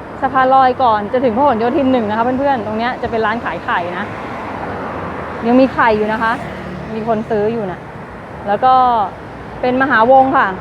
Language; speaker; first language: Thai; native; Thai